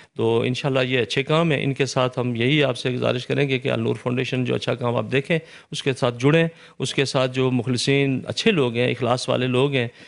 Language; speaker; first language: Urdu; non-native, local second language; Punjabi